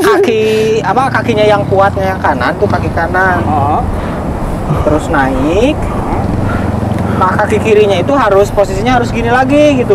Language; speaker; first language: Indonesian; native; Indonesian